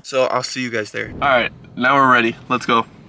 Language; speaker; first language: English; native; English